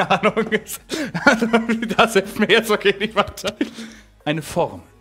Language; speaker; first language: German; native; German